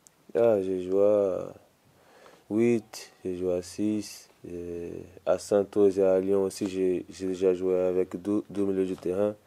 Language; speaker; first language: French; non-native, learner; Portuguese